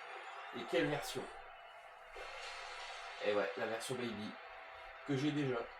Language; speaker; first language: French; native; French